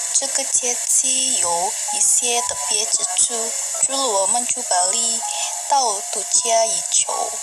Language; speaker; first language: Chinese; non-native, learner; Indonesian